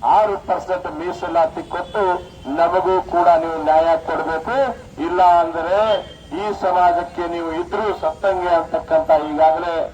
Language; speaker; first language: Kannada; non-native, local second language; Lambadi